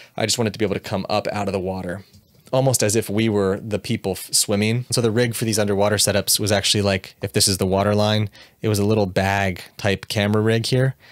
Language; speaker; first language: English; native; English